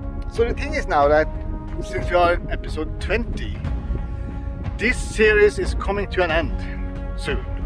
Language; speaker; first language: English; non-native, fluent; Norwegian